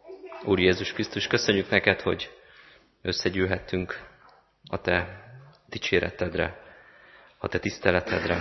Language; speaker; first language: Hungarian; native; Hungarian